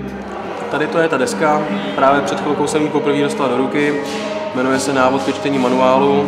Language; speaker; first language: Czech; native; Czech